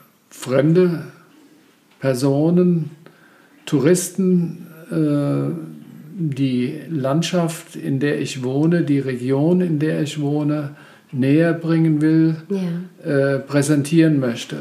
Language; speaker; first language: German; native; German